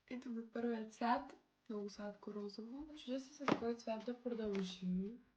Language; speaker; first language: Bulgarian; native; Bulgarian